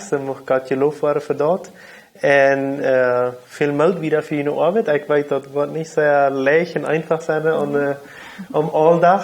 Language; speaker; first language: German; non-native, local second language; Plautdietsch